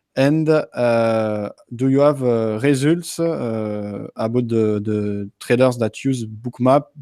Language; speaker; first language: English; non-native, learner; French